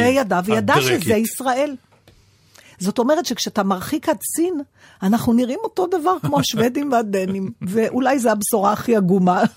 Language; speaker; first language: Hebrew; native; Hebrew